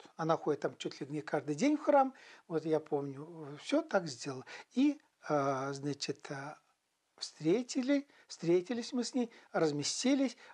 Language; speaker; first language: Russian; non-native, local second language; Chuvash